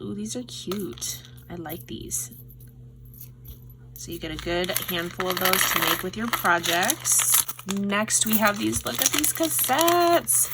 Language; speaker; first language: English; native; English